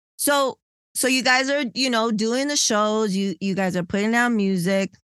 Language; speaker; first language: English; native; English